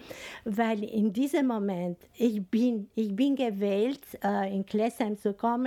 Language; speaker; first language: German; non-native, fluent; Albanian